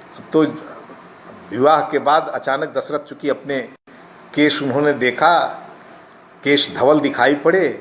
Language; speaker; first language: Hindi; native; Hindi